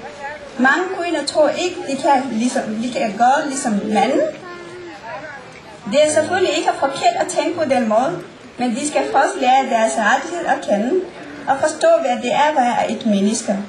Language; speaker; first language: Danish; non-native, fluent; Nepali